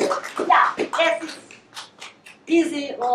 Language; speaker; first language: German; non-native, fluent; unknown